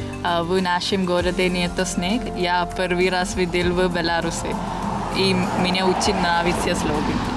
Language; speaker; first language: Russian; non-native, learner; Malayalam